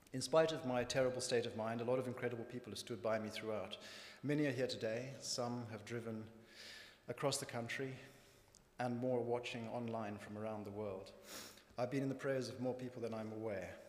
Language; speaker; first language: English; native; English